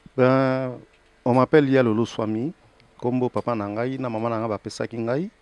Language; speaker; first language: Lingala; native; Lingala